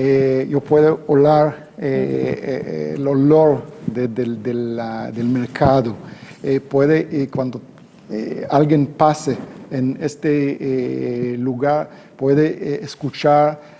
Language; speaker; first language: Spanish; non-native, fluent; Hebrew